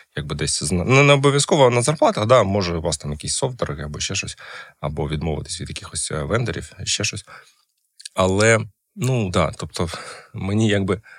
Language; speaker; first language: Ukrainian; non-native, local second language; Russian